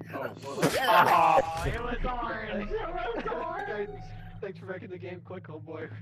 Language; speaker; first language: English; non-native, fluent; Polish